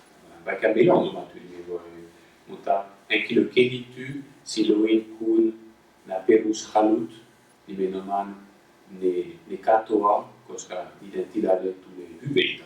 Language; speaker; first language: Finnish; non-native, fluent; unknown